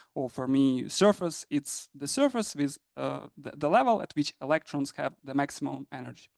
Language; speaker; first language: English; non-native, fluent; Ukrainian